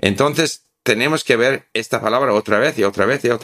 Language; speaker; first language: Spanish; non-native, fluent; English